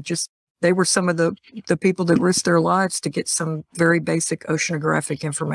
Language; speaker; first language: English; native; English